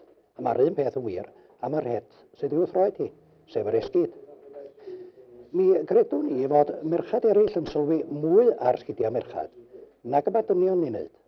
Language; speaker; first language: Welsh; native; Welsh